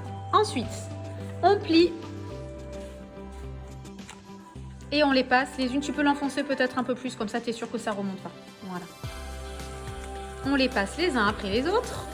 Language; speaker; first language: French; native; French